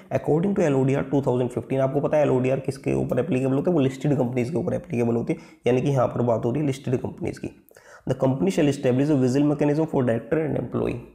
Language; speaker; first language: Hindi; native; Hindi